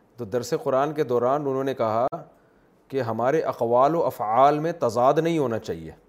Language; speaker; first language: Urdu; native; Urdu